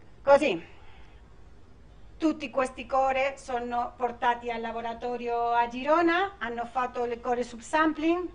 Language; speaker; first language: Italian; non-native, learner; Spanish